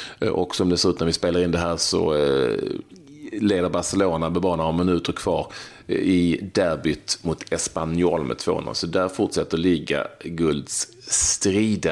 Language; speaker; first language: Swedish; native; Swedish